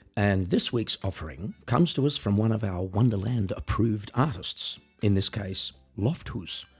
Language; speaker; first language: English; native; English